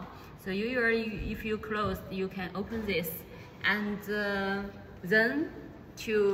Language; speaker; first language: English; non-native, learner; Chinese